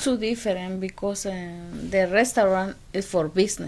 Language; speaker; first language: English; non-native, learner; Spanish